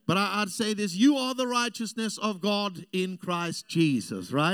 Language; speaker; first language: English; non-native, fluent; German